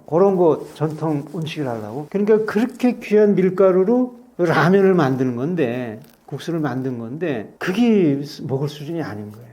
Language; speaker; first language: Korean; native; Korean